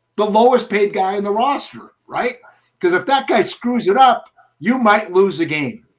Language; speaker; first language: English; native; English